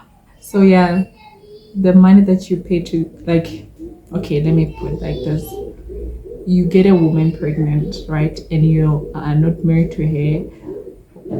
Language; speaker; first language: English; non-native, local second language; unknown